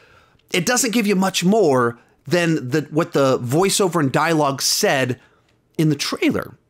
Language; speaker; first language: English; native; English